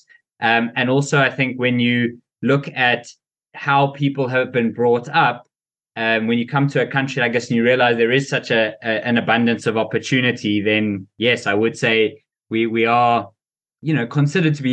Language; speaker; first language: English; native; English